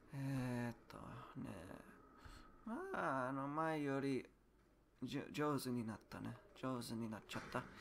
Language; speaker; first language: Japanese; non-native, fluent; English